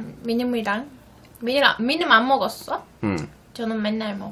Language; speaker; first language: Korean; non-native, learner; Turkish